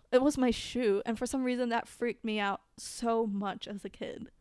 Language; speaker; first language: English; early bilingual, other home language; Filipino